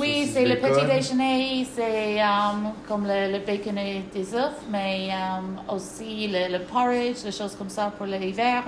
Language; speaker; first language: French; non-native, learner; English